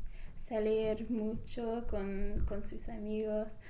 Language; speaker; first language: Spanish; non-native, fluent; English